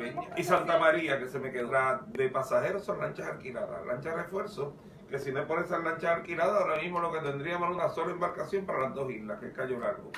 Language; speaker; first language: Spanish; native; Spanish